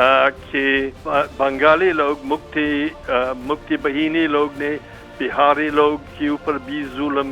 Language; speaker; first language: Hindi; non-native, learner; Bangla